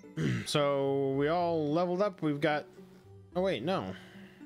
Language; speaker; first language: English; native; English